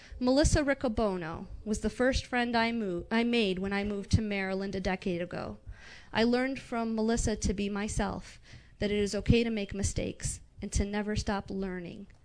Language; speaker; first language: English; non-native, local second language; Arabic